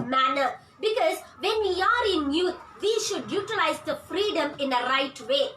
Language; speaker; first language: English; non-native, local second language; Tamil